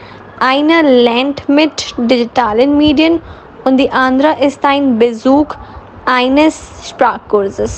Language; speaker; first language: German; non-native, learner; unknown